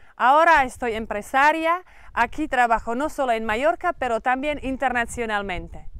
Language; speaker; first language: Spanish; non-native, learner; Slovak